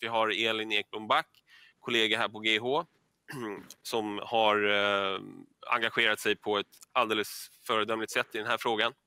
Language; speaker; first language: Swedish; native; Swedish